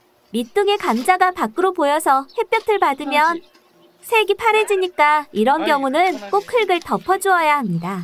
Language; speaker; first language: Korean; native; Korean